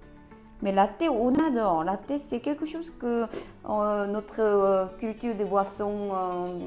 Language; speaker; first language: French; non-native, learner; Korean